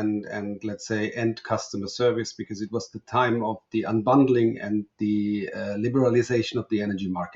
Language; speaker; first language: English; non-native, fluent; German